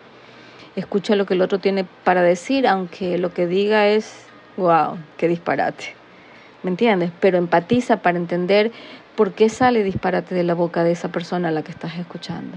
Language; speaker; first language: Spanish; native; Spanish